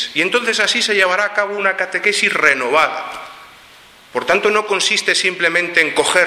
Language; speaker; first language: Spanish; native; Spanish